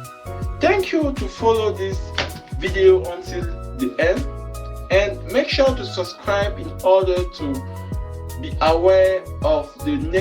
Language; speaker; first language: English; non-native, fluent; French